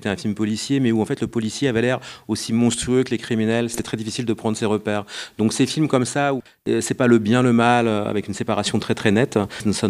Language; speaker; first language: French; native; French